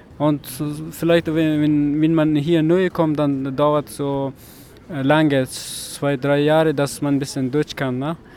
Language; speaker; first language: German; non-native, learner; Persian